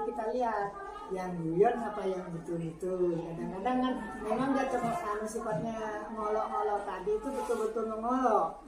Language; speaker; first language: Indonesian; non-native, local second language; Madurese